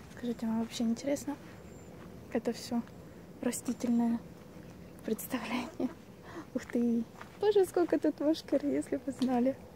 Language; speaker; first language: Russian; native; Russian